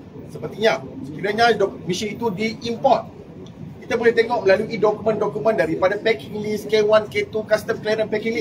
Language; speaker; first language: Malay; native; Malay